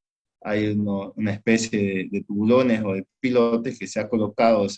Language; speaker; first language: Spanish; native; Spanish